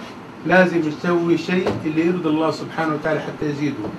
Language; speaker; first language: Arabic; native; Arabic